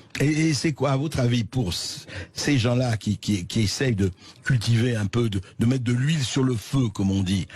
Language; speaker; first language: French; native; French